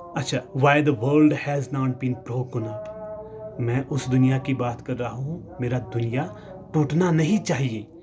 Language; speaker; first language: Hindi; non-native, local second language; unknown